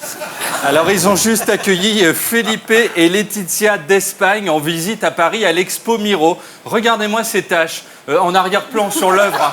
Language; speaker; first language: French; native; French